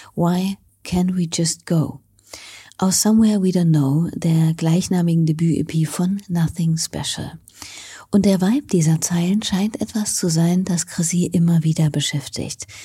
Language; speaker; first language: German; native; German